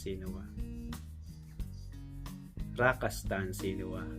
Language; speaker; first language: Finnish; non-native, learner; Filipino